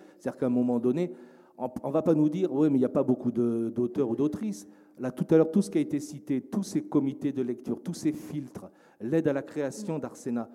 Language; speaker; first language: French; native; French